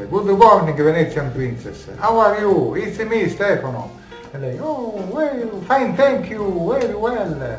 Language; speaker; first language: English; non-native, learner; Italian